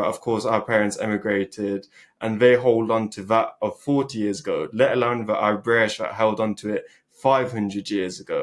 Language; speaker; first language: English; early bilingual, other home language; Albanian